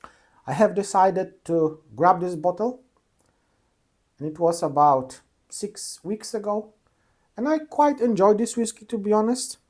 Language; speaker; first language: English; non-native, fluent; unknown